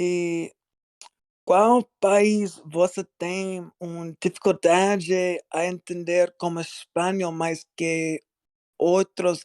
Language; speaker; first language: Portuguese; non-native, learner; English